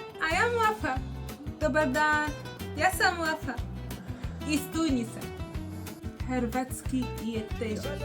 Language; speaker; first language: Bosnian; non-native, learner; Arabic